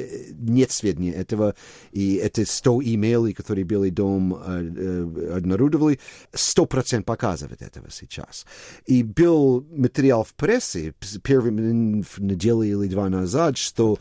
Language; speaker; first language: Russian; non-native, fluent; English